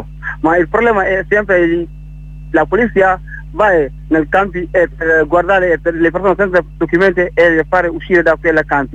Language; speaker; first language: Italian; non-native, learner; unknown